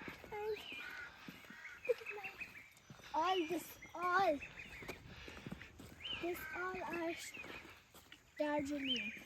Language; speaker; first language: English; non-native, learner; Tibetan